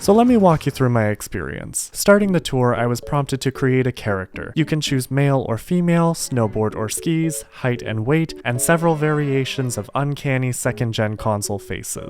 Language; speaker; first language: English; native; English